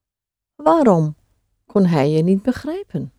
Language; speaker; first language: Dutch; non-native, fluent; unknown